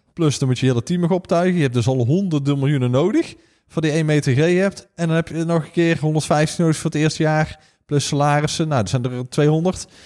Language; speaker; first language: Dutch; native; Dutch